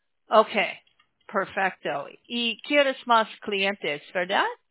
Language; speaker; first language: Spanish; non-native, learner; English